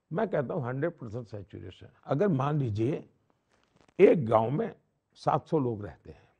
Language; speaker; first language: Hindi; non-native, local second language; Gujarati